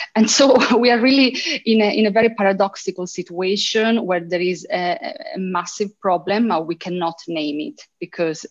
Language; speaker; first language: English; early bilingual, heritage; Italian